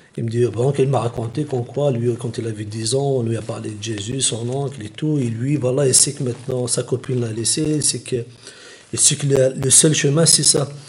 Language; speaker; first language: French; non-native, local second language; Kabyle